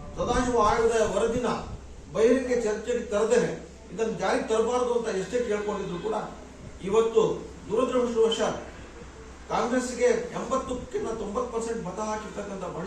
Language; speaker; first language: Kannada; non-native, local second language; Lambadi